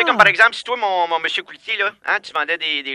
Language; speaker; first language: French; native; French